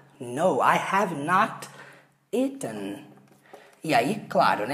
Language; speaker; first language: English; non-native, fluent; Portuguese